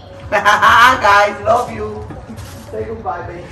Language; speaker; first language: English; non-native, learner; Spanish